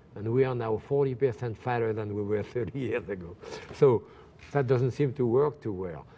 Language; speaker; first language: English; non-native, fluent; French